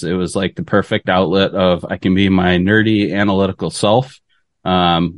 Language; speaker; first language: English; native; English